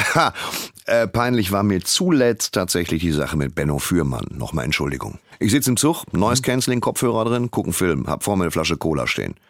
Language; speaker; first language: German; native; German